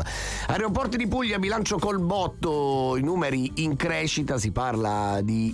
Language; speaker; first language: Italian; native; Italian